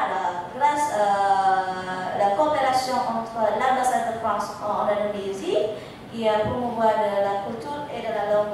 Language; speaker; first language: French; non-native, fluent; Indonesian